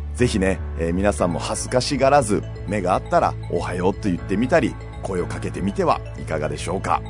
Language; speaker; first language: Japanese; native; Japanese